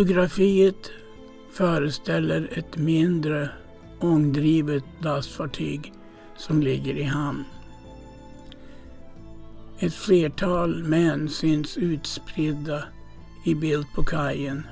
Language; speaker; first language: Swedish; native; Swedish